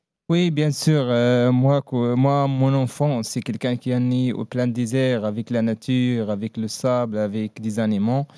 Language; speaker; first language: French; non-native, learner; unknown